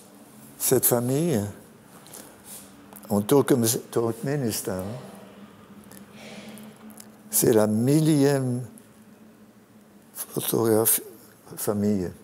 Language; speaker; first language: French; non-native, fluent; German